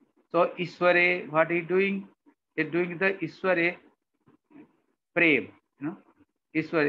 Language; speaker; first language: English; non-native, local second language; Odia